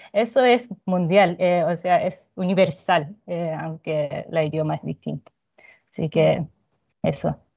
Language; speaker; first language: Spanish; non-native, fluent; Japanese